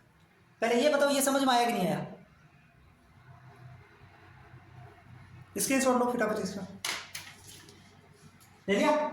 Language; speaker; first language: Hindi; native; Hindi